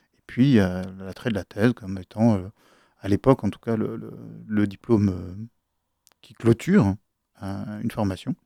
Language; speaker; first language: French; native; French